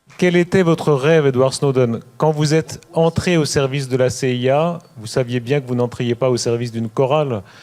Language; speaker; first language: French; native; French